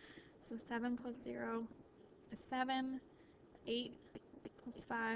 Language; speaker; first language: English; native; English